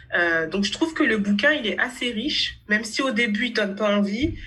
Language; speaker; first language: French; native; French